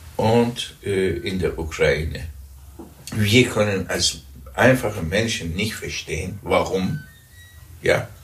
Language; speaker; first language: German; early bilingual, other home language; Persian